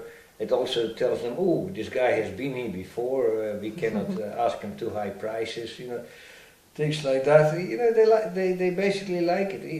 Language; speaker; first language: English; non-native, fluent; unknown